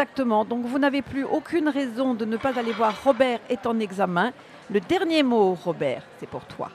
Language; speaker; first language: French; native; French